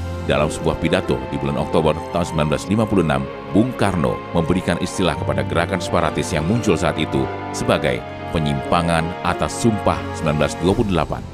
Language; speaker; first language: Indonesian; native; Indonesian